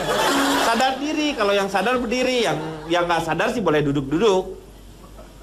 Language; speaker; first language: Indonesian; native; Indonesian